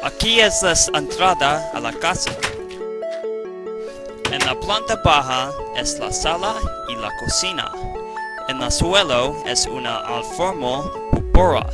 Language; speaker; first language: Spanish; non-native, learner; English